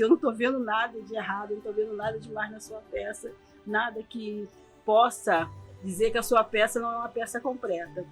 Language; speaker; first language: Portuguese; native; Portuguese